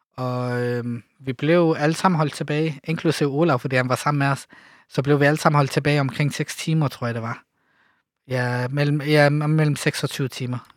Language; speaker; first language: Danish; early bilingual, other home language; Arabic